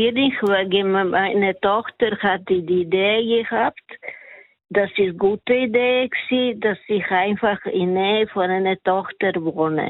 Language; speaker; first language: German; non-native, learner; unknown